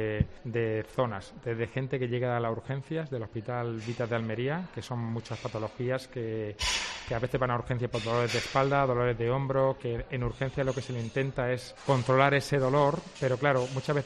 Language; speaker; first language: Spanish; native; Spanish